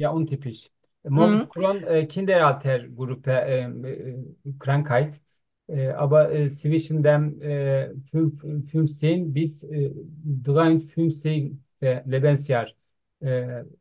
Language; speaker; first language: German; non-native, learner; Turkish